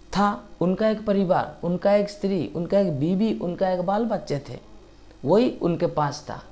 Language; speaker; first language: Hindi; non-native, local second language; Odia